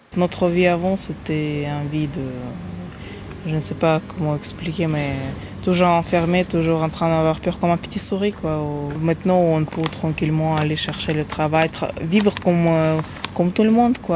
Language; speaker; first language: French; non-native, fluent; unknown